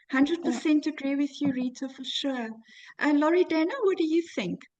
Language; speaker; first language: English; native; English